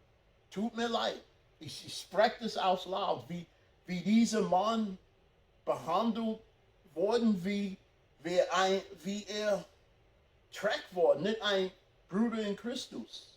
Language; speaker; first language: German; non-native, fluent; English